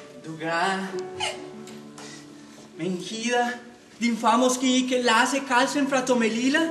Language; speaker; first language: Danish; non-native, learner; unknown